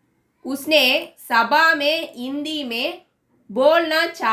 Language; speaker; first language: Hindi; non-native, local second language; Tamil